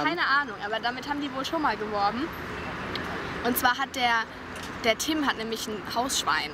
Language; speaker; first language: German; native; German